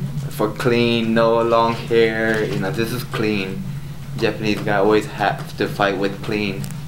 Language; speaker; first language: English; non-native, learner; Japanese